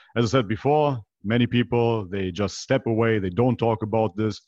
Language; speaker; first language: English; non-native, fluent; Macedonian